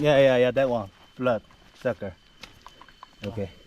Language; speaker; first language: English; non-native, learner; Korean